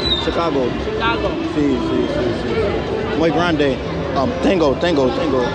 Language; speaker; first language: Spanish; non-native, learner; English